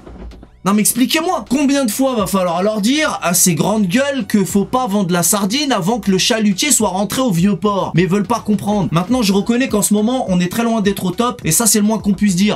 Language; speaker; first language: French; native; French